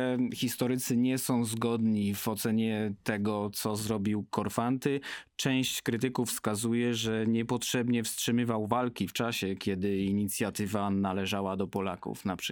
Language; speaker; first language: Polish; native; Polish